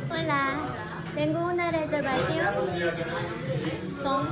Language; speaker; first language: Spanish; non-native, learner; Korean